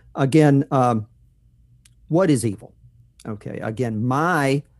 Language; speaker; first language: English; native; English